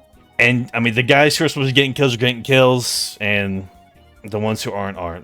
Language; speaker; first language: English; native; English